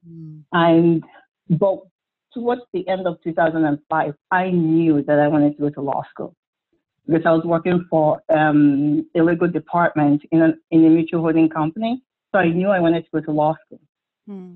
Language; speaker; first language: English; non-native, local second language; Igbo